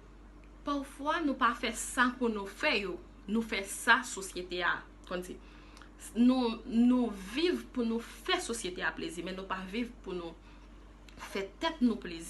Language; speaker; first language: French; non-native, local second language; Haitian Creole